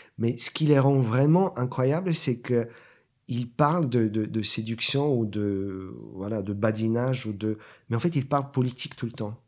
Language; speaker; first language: French; non-native, fluent; Bulgarian